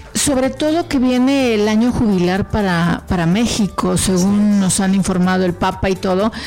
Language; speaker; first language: Spanish; native; Spanish